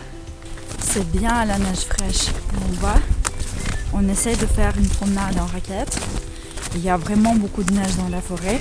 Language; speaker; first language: French; non-native, fluent; Russian